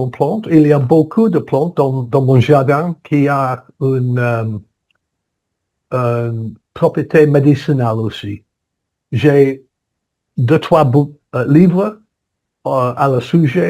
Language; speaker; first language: French; non-native, learner; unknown